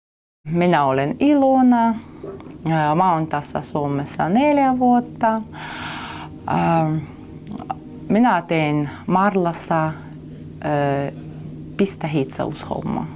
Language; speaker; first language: Finnish; non-native, learner; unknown